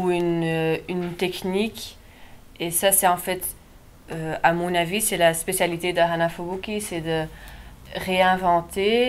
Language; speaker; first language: French; non-native, local second language; Dutch